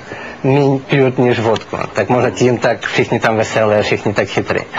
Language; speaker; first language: Czech; non-native, learner; Russian